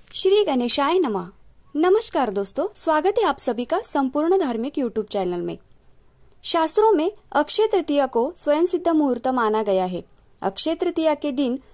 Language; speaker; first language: Hindi; non-native, local second language; Marathi